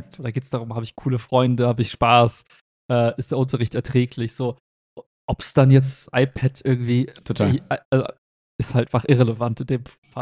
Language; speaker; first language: German; native; German